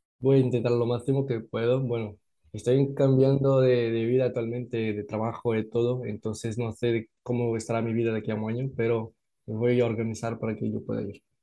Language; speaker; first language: Spanish; non-native, fluent; Portuguese